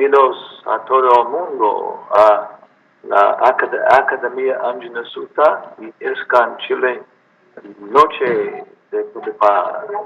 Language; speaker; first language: Spanish; non-native, learner; English